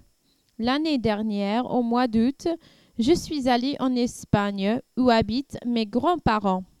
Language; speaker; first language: French; non-native, learner; English